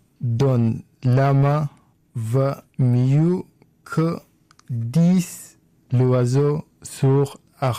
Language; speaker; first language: French; non-native, learner; Arabic